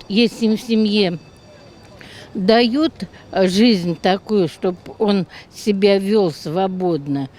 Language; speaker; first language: Russian; native; Russian